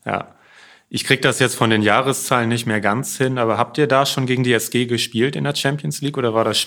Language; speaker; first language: German; native; German